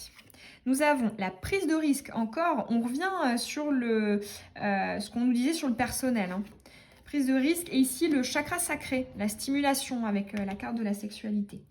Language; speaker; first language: French; native; French